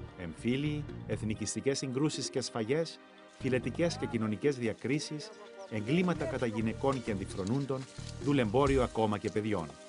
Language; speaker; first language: Greek; native; Greek